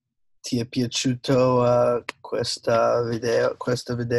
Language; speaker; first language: Italian; non-native, learner; English